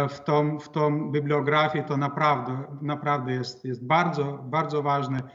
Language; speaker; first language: Polish; non-native, fluent; Lithuanian